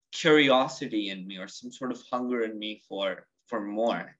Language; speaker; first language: English; early bilingual, other home language; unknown